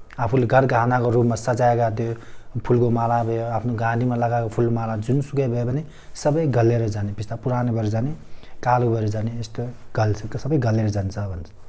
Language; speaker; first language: Nepali; non-native, local second language; Tibetan